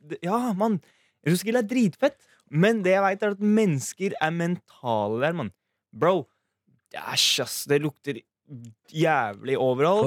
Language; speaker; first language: Norwegian; early bilingual, other home language; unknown